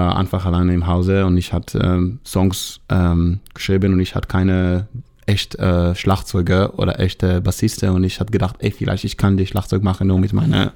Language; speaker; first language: German; non-native, learner; Hebrew